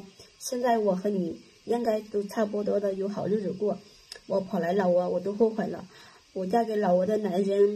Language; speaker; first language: Chinese; non-native, fluent; Lao